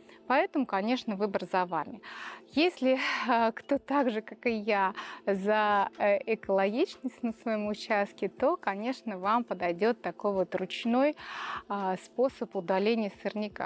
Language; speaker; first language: Russian; native; Russian